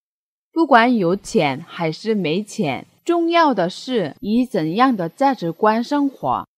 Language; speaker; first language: Chinese; non-native, fluent; Korean